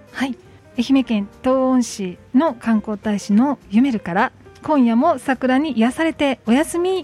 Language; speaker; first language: Japanese; native; Japanese